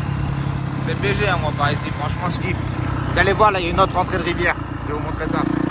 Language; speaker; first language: French; native; French